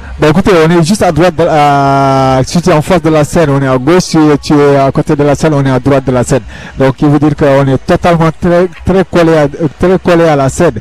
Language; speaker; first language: French; non-native, local second language; Fula